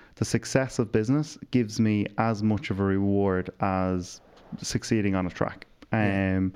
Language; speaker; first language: English; native; English